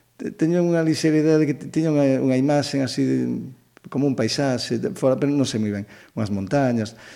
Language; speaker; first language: Galician; native; Galician